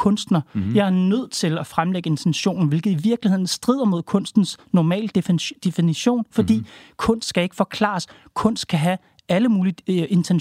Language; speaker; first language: Danish; native; Danish